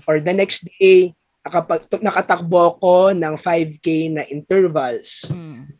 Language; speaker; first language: Filipino; native; Filipino